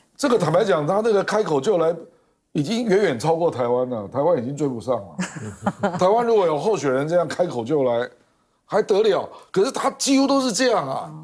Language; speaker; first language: Chinese; native; Chinese